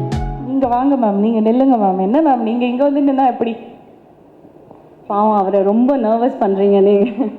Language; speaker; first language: Tamil; native; Tamil